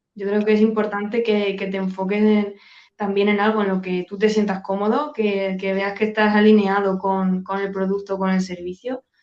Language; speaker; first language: Spanish; native; Spanish